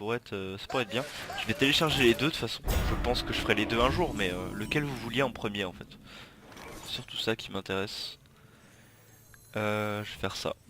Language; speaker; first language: French; native; French